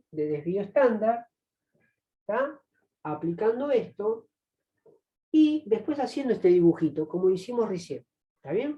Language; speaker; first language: Spanish; native; Spanish